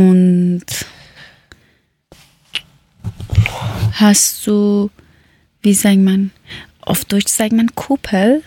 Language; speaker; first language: German; non-native, learner; Persian